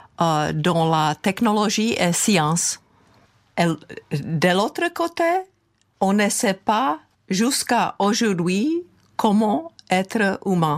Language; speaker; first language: French; non-native, fluent; Czech